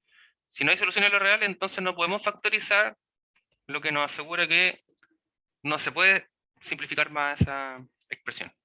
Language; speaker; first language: Spanish; native; Spanish